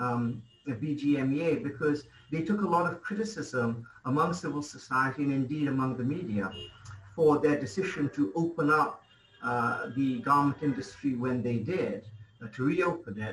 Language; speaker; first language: English; non-native, local second language; Bangla